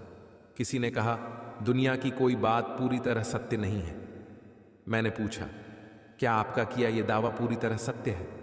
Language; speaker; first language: Hindi; native; Hindi